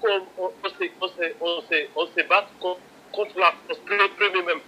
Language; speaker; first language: French; non-native, local second language; Wolof